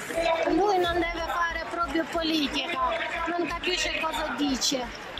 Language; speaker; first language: Italian; non-native, learner; Ukrainian